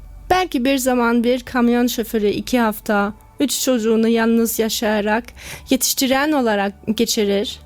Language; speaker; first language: Turkish; non-native, learner; German